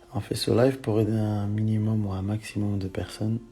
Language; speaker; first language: French; non-native, local second language; Arabic